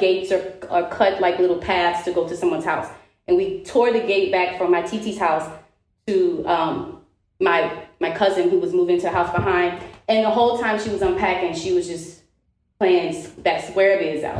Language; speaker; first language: English; native; English